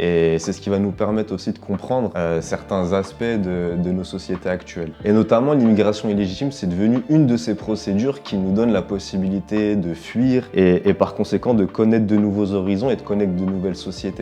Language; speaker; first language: French; native; French